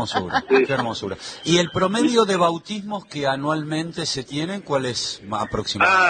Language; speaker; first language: Spanish; native; Spanish